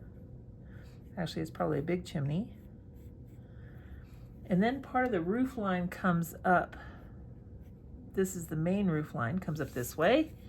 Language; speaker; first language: English; native; English